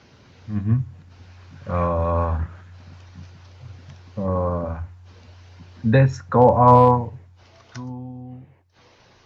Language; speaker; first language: English; non-native, learner; Chinese